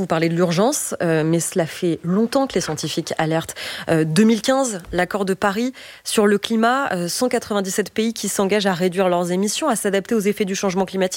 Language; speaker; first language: French; native; French